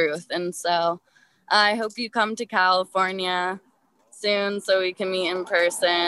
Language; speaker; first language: English; native; English